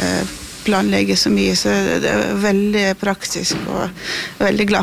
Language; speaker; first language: Norwegian; non-native, fluent; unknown